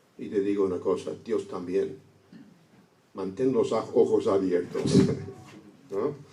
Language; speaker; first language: Spanish; non-native, fluent; English